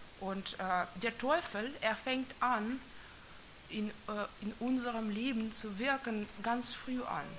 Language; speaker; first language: German; non-native, fluent; Russian